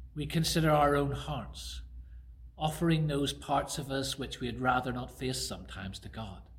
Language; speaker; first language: English; native; English